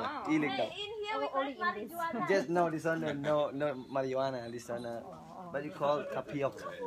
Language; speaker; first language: English; non-native, learner; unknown